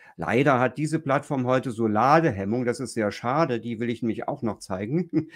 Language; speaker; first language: German; native; German